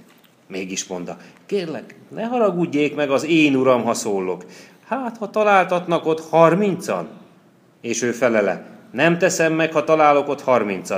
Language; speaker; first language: Hungarian; native; Hungarian